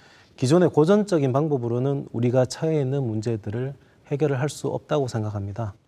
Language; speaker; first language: Korean; native; Korean